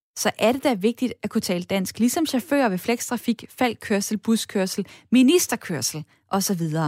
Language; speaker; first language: Danish; native; Danish